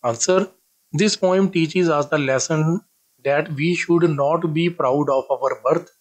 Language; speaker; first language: English; non-native, local second language; Punjabi